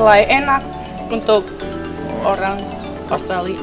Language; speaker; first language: Indonesian; non-native, fluent; English